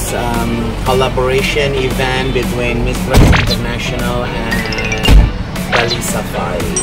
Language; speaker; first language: English; non-native, fluent; Indonesian